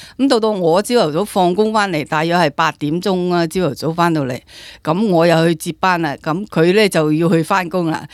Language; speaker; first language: Cantonese; native; Cantonese